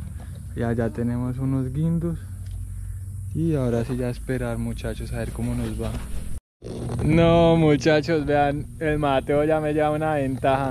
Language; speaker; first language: Spanish; native; Spanish